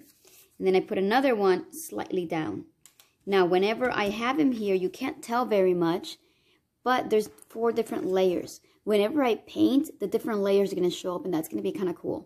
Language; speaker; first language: English; native; English